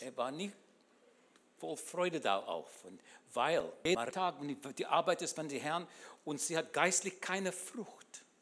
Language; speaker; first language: German; non-native, learner; English